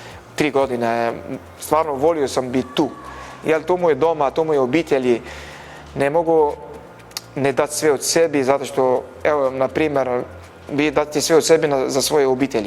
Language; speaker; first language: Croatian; non-native, learner; Arabic